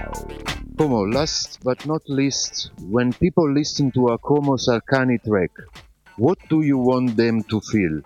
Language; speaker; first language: English; non-native, fluent; German